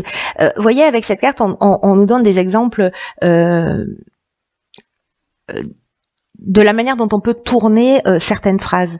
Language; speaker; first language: French; native; French